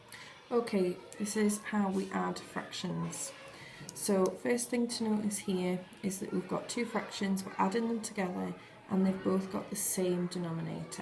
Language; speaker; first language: English; native; English